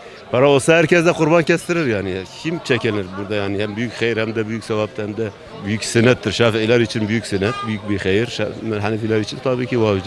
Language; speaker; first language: Turkish; native; Turkish